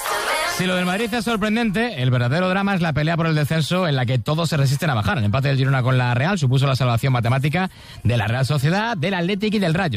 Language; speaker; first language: Spanish; native; Spanish